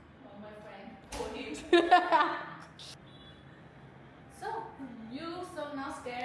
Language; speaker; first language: English; non-native, learner; Vietnamese